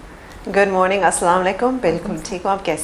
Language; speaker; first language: Hindi; early bilingual, heritage; English